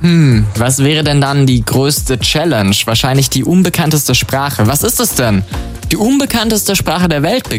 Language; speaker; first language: German; native; German